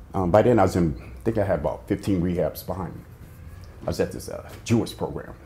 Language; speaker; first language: English; native; English